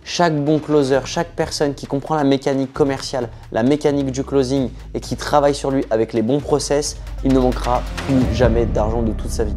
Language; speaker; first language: French; native; French